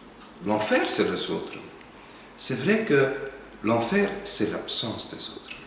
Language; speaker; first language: French; non-native, local second language; Dutch